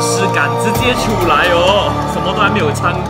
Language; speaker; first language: Chinese; native; Chinese